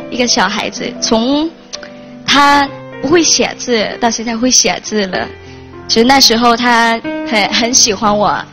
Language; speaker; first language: Chinese; non-native, fluent; Thai